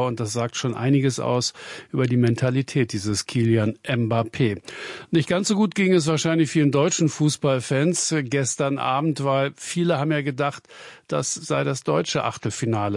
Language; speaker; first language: German; native; German